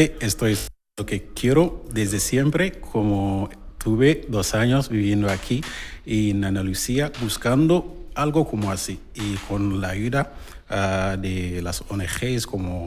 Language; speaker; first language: Spanish; non-native, learner; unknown